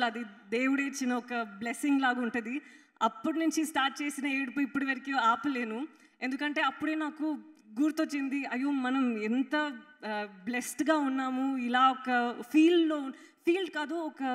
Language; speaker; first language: Telugu; non-native, learner; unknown